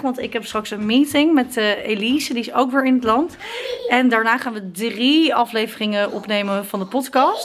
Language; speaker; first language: Dutch; native; Dutch